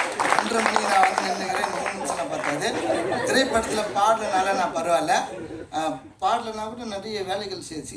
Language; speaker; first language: Tamil; native; Tamil